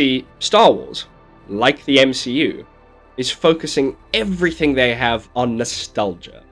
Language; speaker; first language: English; native; English